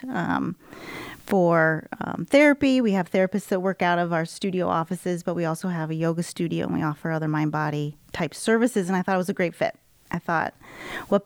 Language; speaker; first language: English; native; English